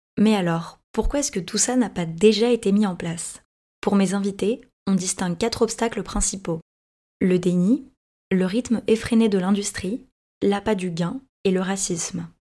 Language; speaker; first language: French; native; French